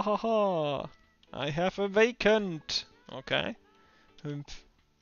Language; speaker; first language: English; non-native, fluent; German